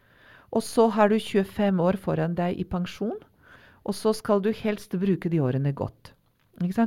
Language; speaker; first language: Norwegian; non-native, fluent; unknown